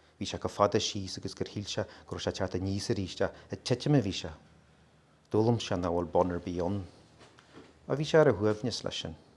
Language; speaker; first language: Irish; native; Irish